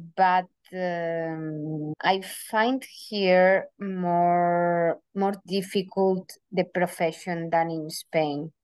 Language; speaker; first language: English; non-native, fluent; Spanish